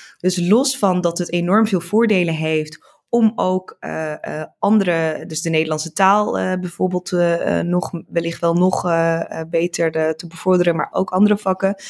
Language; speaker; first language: Dutch; early bilingual, other home language; Tigrinya